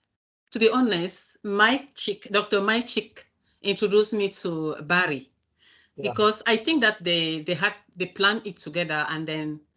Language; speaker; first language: English; non-native, learner; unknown